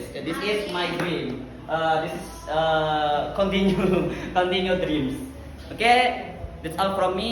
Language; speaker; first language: English; non-native, learner; Indonesian